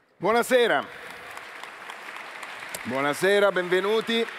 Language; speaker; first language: Italian; native; Italian